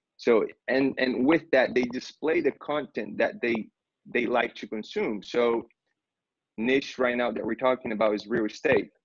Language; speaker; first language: English; non-native, fluent; Portuguese